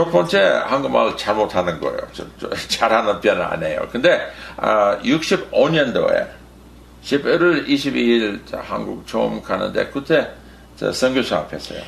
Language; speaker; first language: Korean; non-native, fluent; English